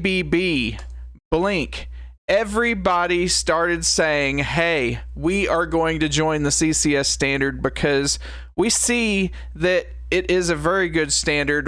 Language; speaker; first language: English; native; English